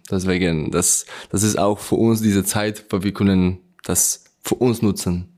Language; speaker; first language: German; non-native, learner; Polish